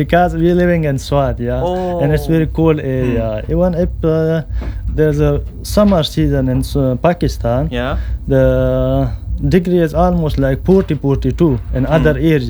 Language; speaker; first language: English; non-native, local second language; Pashto